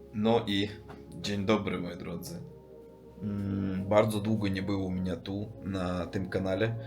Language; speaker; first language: Polish; non-native, learner; Russian